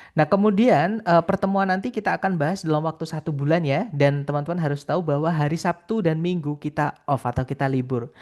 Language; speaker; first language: Indonesian; non-native, local second language; Javanese